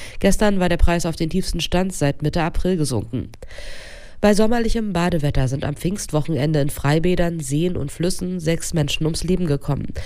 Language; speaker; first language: German; native; German